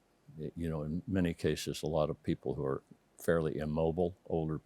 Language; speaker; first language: English; native; English